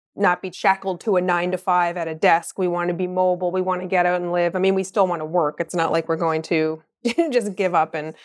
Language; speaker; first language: English; native; English